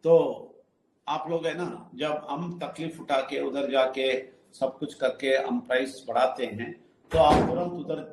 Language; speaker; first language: Hindi; non-native, local second language; Telugu